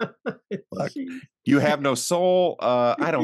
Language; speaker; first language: English; native; English